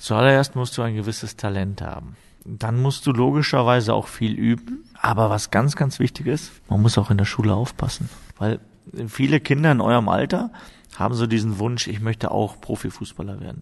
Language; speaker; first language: German; native; German